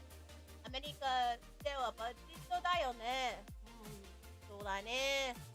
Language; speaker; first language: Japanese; non-native, learner; English